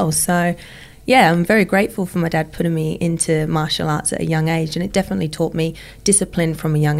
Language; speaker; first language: English; native; English